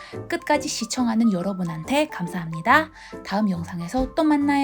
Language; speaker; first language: Korean; non-native, learner; Indonesian